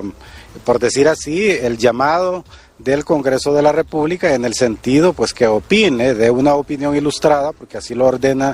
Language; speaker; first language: Spanish; native; Spanish